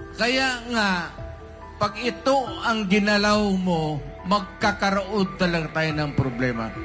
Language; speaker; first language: Filipino; non-native, local second language; Cebuano